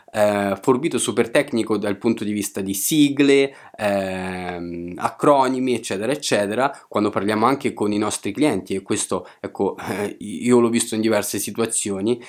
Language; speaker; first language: Italian; native; Italian